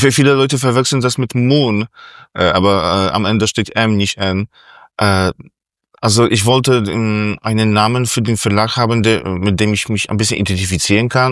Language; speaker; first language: German; non-native, fluent; Polish